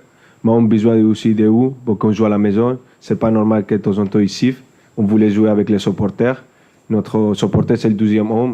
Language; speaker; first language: French; non-native, fluent; Spanish